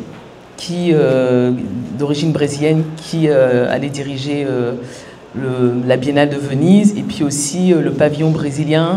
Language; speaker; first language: French; native; French